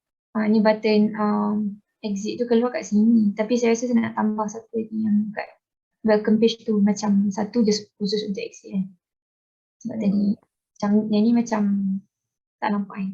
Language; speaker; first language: Malay; native; Malay